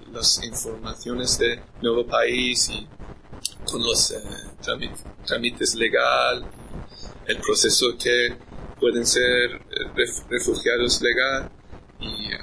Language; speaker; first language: Spanish; non-native, learner; English